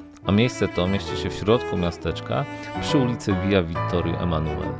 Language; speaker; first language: Polish; native; Polish